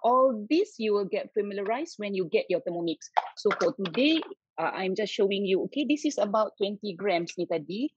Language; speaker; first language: English; non-native, local second language; Malay